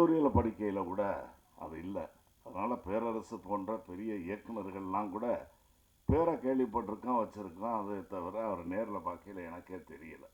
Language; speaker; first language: Tamil; native; Tamil